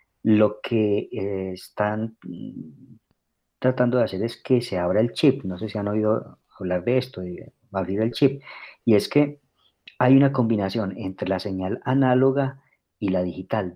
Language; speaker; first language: Spanish; native; Spanish